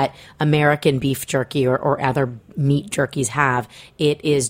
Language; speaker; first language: English; native; English